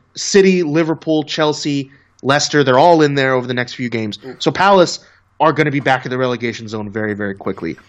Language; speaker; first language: English; native; English